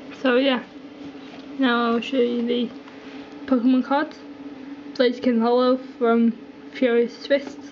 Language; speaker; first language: English; native; English